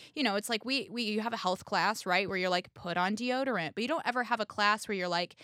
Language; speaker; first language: English; native; English